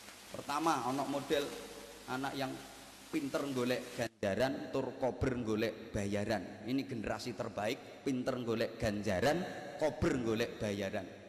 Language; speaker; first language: Malay; non-native, local second language; Javanese